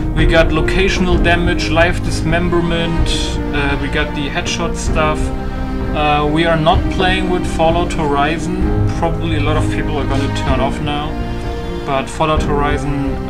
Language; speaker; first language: English; non-native, fluent; German